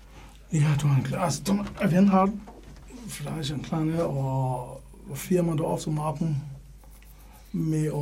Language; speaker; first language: German; non-native, learner; English